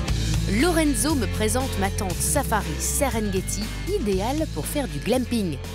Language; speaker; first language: French; native; French